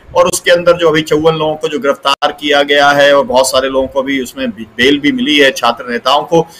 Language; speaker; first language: Hindi; native; Hindi